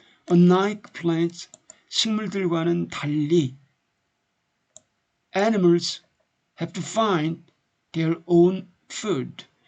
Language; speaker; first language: English; non-native, fluent; Korean